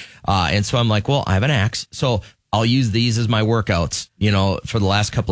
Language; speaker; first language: English; native; English